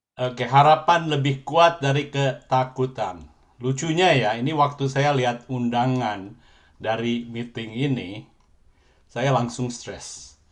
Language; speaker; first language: Indonesian; native; Indonesian